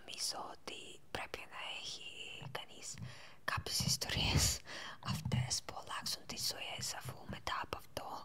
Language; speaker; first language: Greek; non-native, learner; Ukrainian